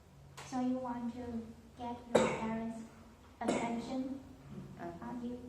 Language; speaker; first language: English; non-native, learner; Chinese